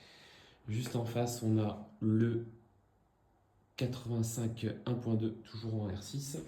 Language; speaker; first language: French; native; French